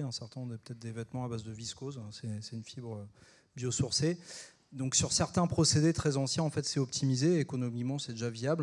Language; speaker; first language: French; native; French